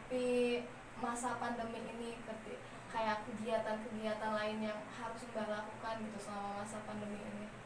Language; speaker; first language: Indonesian; native; Indonesian